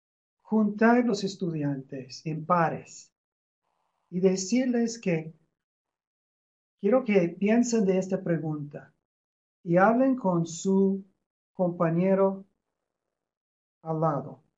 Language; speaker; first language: Spanish; non-native, fluent; English